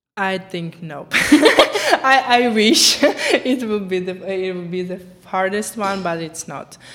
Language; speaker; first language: English; non-native, fluent; Ukrainian